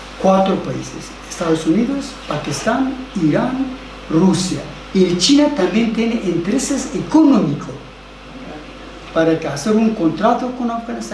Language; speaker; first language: Spanish; non-native, learner; Persian